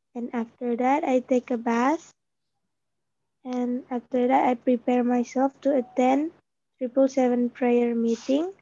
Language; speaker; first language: English; non-native, learner; Indonesian